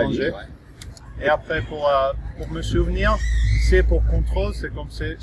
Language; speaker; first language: French; non-native, fluent; English